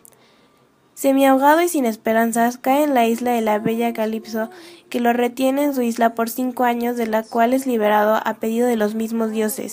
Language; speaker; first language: Spanish; native; Spanish